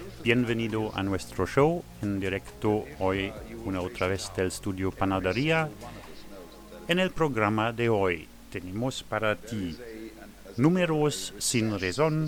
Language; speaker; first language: Spanish; non-native, fluent; German